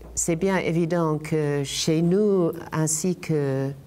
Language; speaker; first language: French; non-native, fluent; English